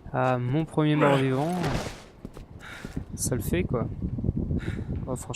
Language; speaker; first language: French; native; French